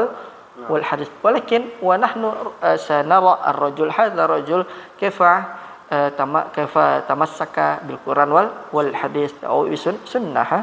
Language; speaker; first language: Arabic; non-native, fluent; Malay